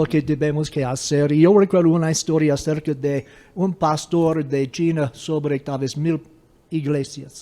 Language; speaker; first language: Spanish; non-native, fluent; English